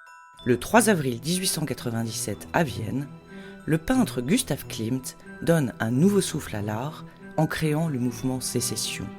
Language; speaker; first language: French; native; French